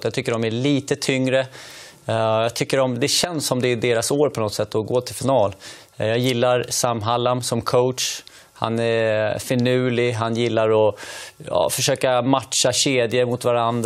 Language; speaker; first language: Swedish; native; Swedish